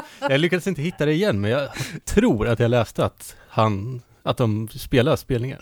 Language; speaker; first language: Swedish; native; Swedish